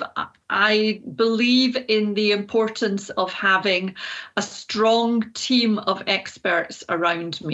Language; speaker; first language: English; native; English